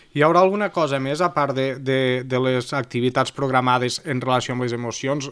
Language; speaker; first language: Catalan; native; Catalan